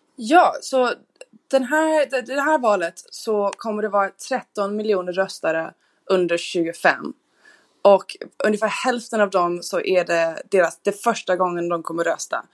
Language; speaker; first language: Swedish; non-native, fluent; English